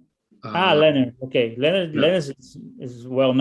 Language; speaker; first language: English; non-native, learner; Portuguese